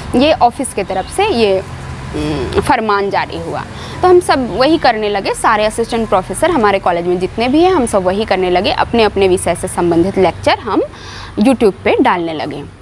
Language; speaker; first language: Hindi; native; Hindi